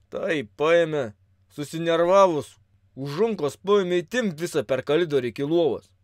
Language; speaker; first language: Lithuanian; native; Lithuanian